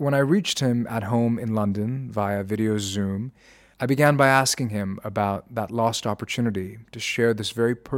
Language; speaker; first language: English; native; English